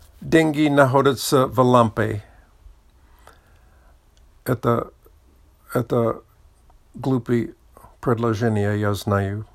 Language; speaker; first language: Russian; non-native, learner; English